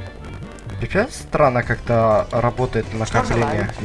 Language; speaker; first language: Russian; native; Russian